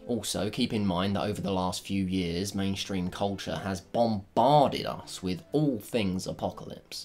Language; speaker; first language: English; native; English